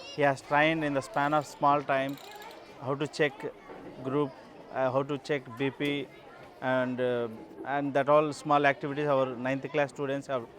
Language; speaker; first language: English; non-native, local second language; Hindi